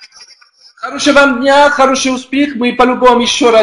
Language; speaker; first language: Russian; non-native, learner; French